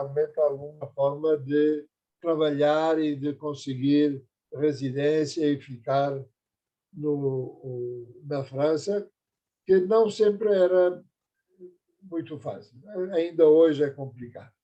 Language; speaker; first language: Portuguese; non-native, fluent; Persian